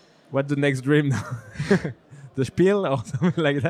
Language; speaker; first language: English; non-native, learner; French